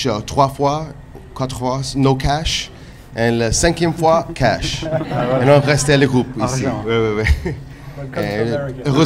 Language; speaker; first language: French; non-native, learner; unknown